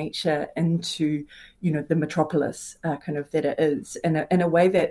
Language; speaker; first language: English; native; English